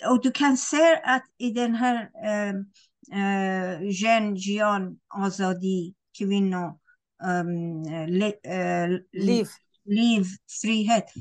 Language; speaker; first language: Swedish; non-native, fluent; Persian